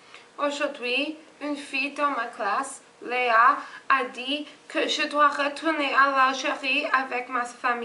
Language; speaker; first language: French; non-native, learner; English